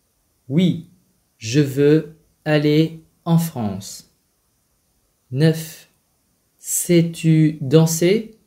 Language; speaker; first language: French; non-native, fluent; Vietnamese